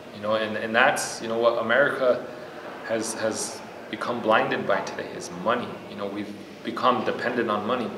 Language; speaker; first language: English; native; English